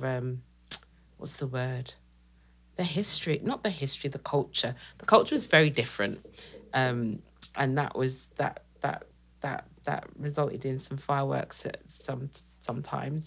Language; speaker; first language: English; native; English